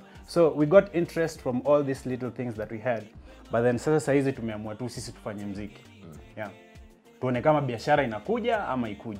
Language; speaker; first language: English; non-native, local second language; Luo (Kenya and Tanzania)